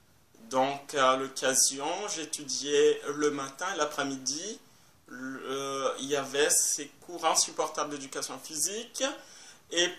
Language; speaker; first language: French; non-native, fluent; Portuguese